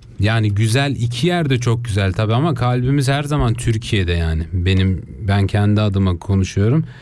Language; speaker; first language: Turkish; early bilingual, heritage; Turkish